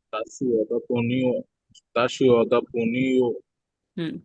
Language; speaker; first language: Chinese; non-native, learner; Bangla